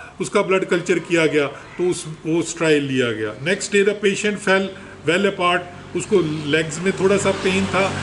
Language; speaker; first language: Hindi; non-native, local second language; Punjabi